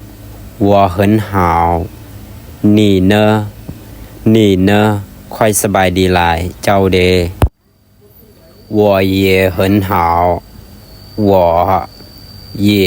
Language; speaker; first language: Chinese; non-native, fluent; Lao